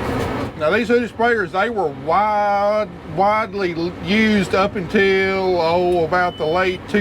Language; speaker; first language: English; native; English